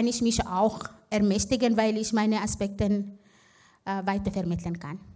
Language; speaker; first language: German; non-native, fluent; Arabic